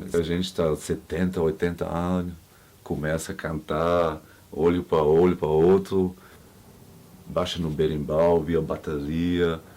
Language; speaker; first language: Portuguese; non-native, learner; German